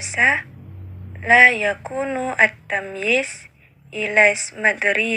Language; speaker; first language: Arabic; non-native, learner; Indonesian